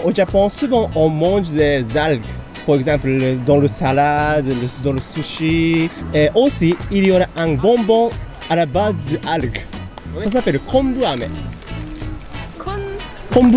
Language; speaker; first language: French; non-native, learner; Japanese